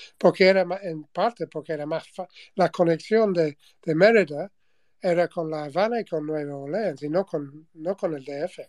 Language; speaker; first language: Spanish; non-native, fluent; English